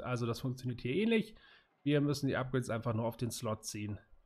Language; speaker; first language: German; native; German